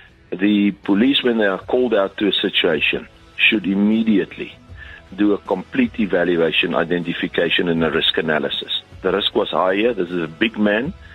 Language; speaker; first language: English; non-native, local second language; Afrikaans